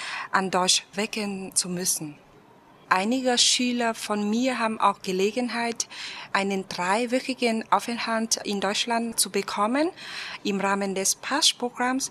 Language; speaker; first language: German; non-native, fluent; Vietnamese